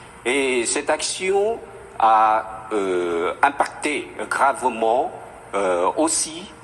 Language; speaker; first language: French; non-native, fluent; Chinese